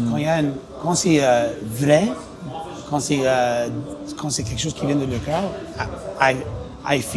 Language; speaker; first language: French; non-native, local second language; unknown